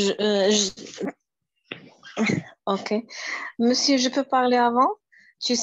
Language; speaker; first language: French; non-native, learner; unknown